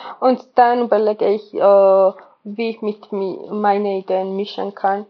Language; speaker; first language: German; non-native, learner; Georgian